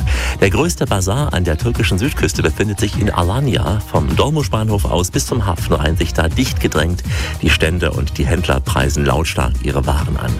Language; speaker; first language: German; native; German